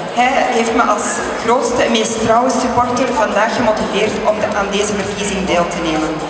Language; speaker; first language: Dutch; native; Dutch